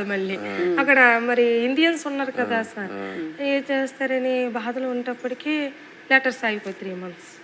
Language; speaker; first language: Telugu; native; Telugu